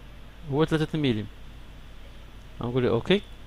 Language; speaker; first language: Arabic; native; Arabic